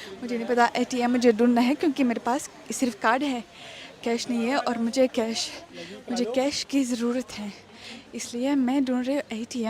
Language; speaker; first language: Hindi; non-native, learner; Russian